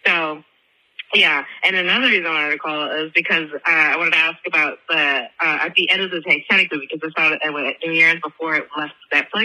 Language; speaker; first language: English; native; English